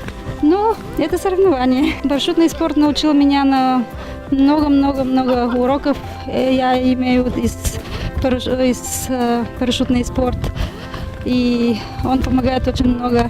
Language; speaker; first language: Russian; non-native, learner; Bulgarian